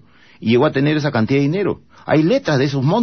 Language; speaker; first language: Spanish; native; Spanish